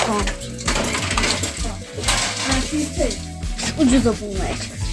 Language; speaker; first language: Turkish; early bilingual, heritage; Turkish